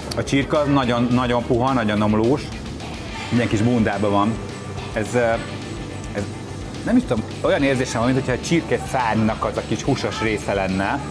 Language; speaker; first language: Hungarian; native; Hungarian